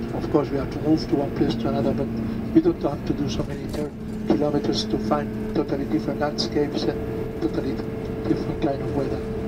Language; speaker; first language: English; non-native, fluent; Spanish